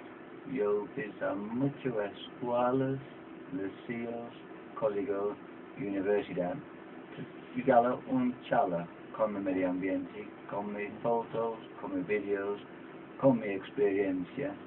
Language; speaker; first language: Spanish; non-native, learner; English